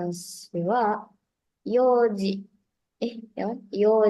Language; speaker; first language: Japanese; non-native, learner; Indonesian